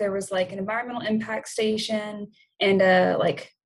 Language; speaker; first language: English; native; English